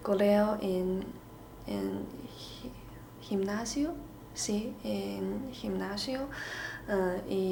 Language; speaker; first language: Spanish; non-native, learner; Chinese